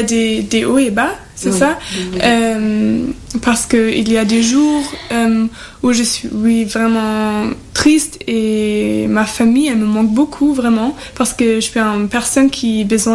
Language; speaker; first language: French; non-native, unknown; German